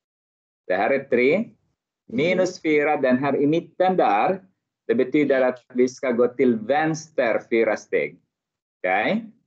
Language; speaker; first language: Swedish; non-native, fluent; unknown